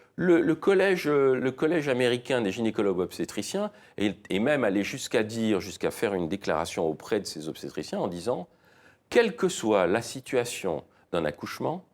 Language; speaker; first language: French; native; French